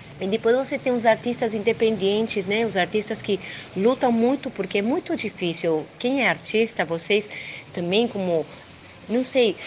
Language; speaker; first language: Portuguese; early bilingual, heritage; Portuguese